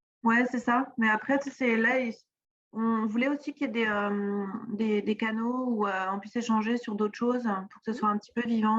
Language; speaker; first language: French; native; French